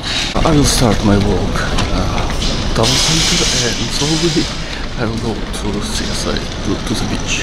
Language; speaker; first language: English; non-native, learner; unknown